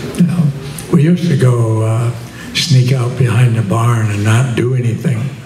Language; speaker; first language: English; native; English